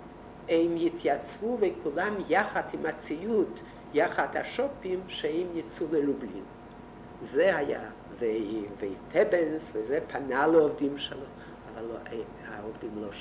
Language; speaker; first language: Hebrew; non-native, fluent; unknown